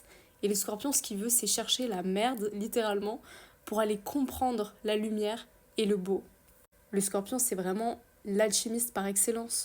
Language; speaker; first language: French; native; French